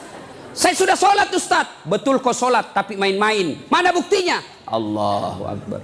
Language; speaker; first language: Indonesian; native; Indonesian